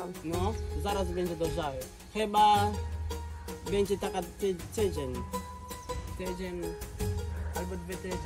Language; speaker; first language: Polish; non-native, learner; Swahili